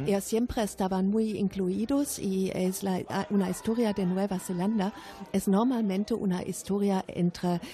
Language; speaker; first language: Spanish; non-native, fluent; German